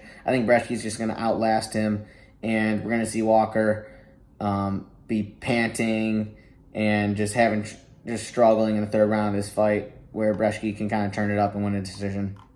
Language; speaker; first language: English; native; English